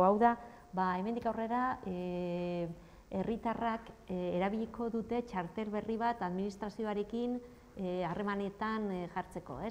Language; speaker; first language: Basque; native; Basque